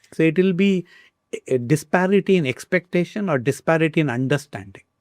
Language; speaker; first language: English; non-native, local second language; Kannada